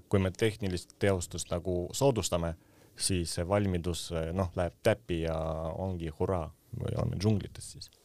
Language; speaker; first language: Estonian; non-native, local second language; Russian